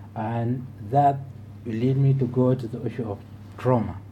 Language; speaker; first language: English; non-native, fluent; Arabic